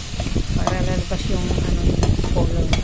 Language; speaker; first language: Filipino; native; Filipino